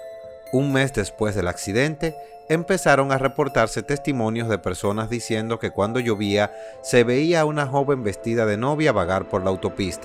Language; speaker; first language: Spanish; native; Spanish